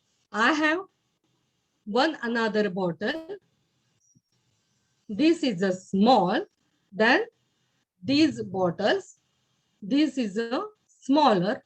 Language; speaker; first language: English; non-native, learner; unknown